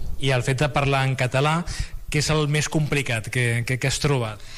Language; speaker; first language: Catalan; native; Catalan